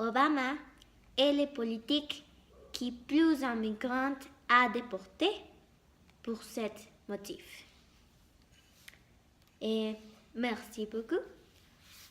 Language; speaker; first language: French; non-native, learner; Spanish